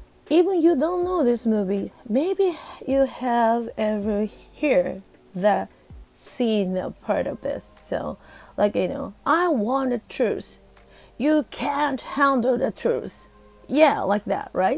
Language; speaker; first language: English; non-native, fluent; Japanese